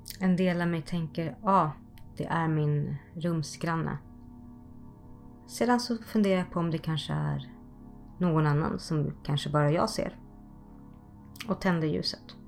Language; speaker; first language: Swedish; native; Swedish